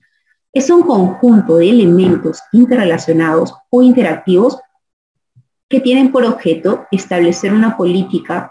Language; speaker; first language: Spanish; native; Spanish